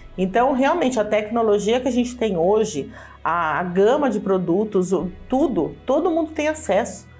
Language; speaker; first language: Portuguese; native; Portuguese